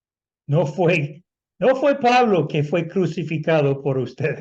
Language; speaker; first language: Spanish; non-native, fluent; English